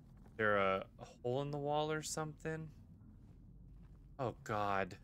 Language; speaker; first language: English; native; English